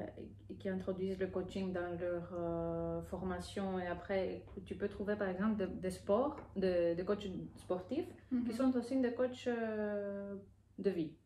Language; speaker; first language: French; non-native, fluent; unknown